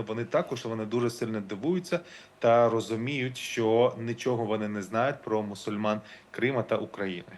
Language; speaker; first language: Ukrainian; non-native, local second language; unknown